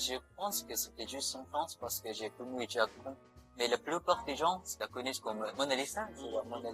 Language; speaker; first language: French; non-native, learner; Filipino